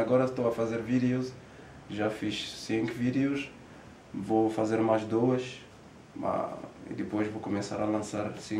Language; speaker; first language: Spanish; non-native, learner; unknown